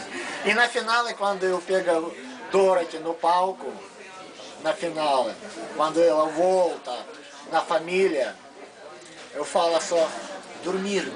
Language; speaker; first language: Portuguese; non-native, learner; Russian